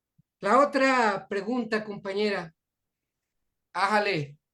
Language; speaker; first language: Spanish; native; Spanish